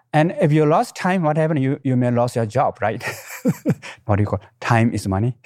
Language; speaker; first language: English; non-native, local second language; Tibetan